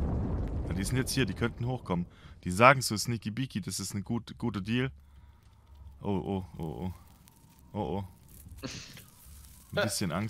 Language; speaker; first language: German; native; German